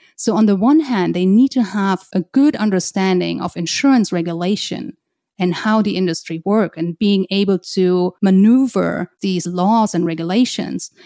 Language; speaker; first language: English; non-native, fluent; German